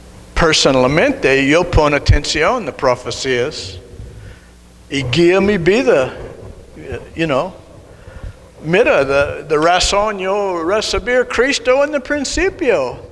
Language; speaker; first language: Spanish; non-native, learner; English